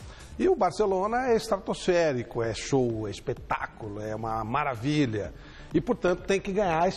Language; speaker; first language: Portuguese; native; Portuguese